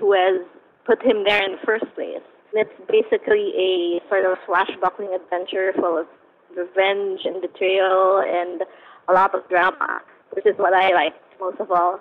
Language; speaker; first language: English; non-native, local second language; Filipino